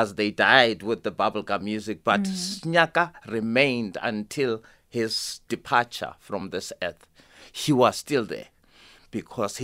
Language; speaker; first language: English; non-native, local second language; Zulu